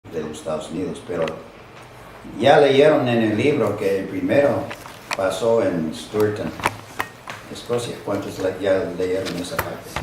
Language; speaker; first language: Spanish; non-native, fluent; English